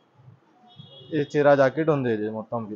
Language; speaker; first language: Telugu; non-native, local second language; Urdu